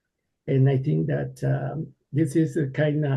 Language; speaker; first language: English; non-native, learner; Spanish